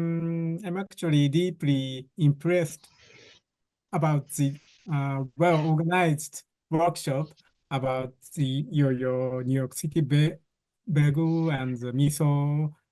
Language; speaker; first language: English; non-native, fluent; Japanese